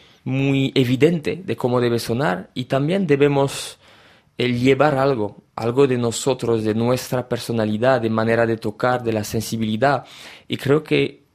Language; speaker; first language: Spanish; early bilingual, heritage; French